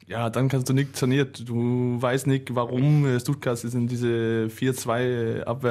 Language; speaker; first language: German; non-native, learner; Danish